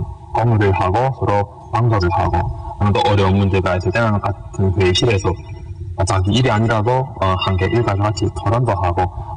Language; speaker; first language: Korean; early bilingual, heritage; Korean